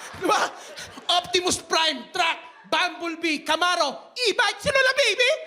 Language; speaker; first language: Filipino; native; Filipino